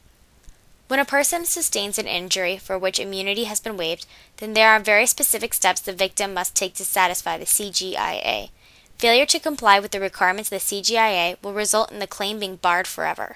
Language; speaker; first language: English; native; English